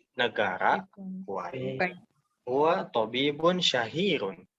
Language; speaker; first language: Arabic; non-native, fluent; Indonesian